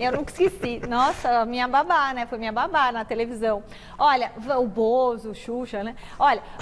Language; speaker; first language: Portuguese; native; Portuguese